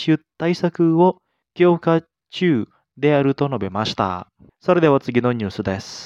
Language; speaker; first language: Japanese; non-native, fluent; Indonesian